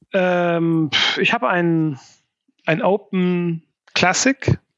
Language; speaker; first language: German; non-native, fluent; Swedish